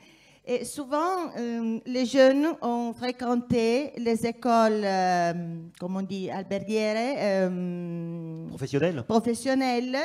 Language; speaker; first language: French; non-native, fluent; Italian